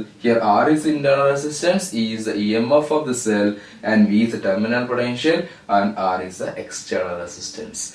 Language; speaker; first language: English; non-native, local second language; Malayalam